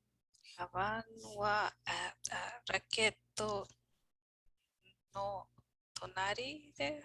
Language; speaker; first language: Japanese; non-native, learner; English